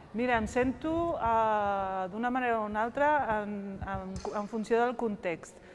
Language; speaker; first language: Catalan; early bilingual, other home language; Riffian